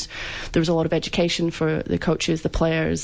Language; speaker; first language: English; native; English